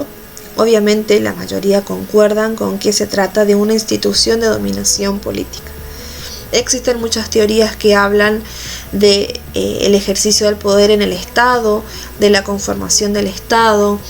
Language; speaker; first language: Spanish; native; Spanish